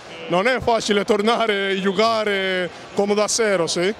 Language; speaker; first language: Italian; non-native, learner; Spanish